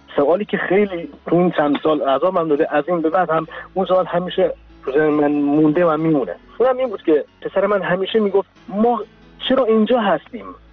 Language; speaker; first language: Persian; non-native, local second language; Kurdish